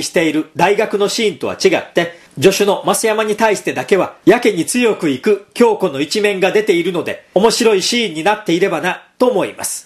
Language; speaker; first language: Japanese; native; Japanese